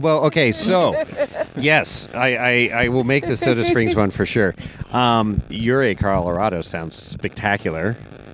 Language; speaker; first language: English; native; English